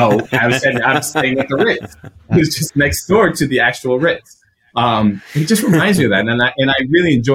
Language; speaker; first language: English; non-native, fluent; Greek